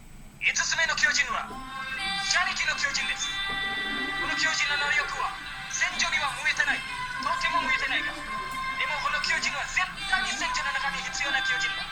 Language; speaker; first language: Japanese; non-native, learner; Indonesian